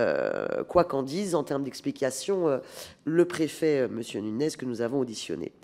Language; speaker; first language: French; native; French